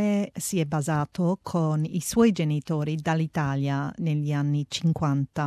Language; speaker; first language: Italian; early bilingual, heritage; Italian